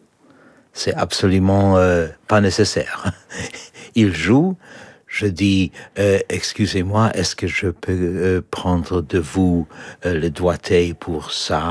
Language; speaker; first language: French; non-native, learner; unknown